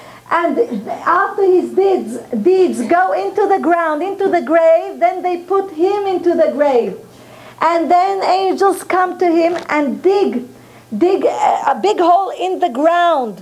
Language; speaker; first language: English; non-native, fluent; Hebrew